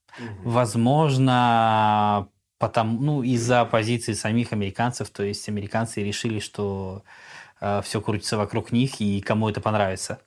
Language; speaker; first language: Russian; native; Russian